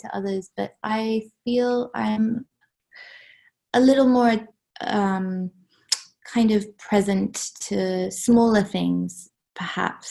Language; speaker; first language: English; native; English